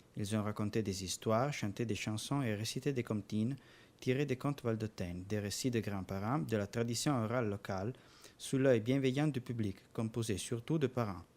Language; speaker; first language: French; non-native, local second language; Italian